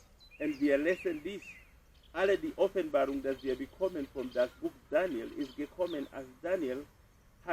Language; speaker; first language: German; non-native, fluent; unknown